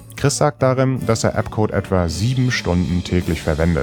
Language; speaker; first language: German; native; German